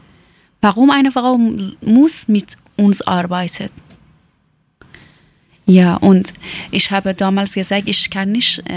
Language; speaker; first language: German; non-native, learner; Persian